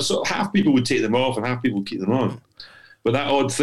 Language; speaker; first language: English; native; English